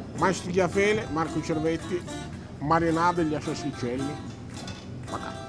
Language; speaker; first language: Russian; non-native, fluent; Italian